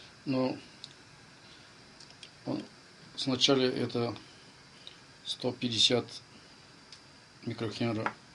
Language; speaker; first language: Russian; non-native, learner; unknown